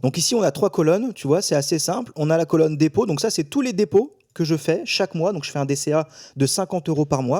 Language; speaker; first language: French; native; French